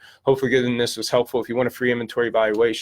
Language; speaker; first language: English; native; English